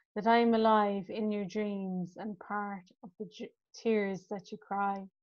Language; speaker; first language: English; native; English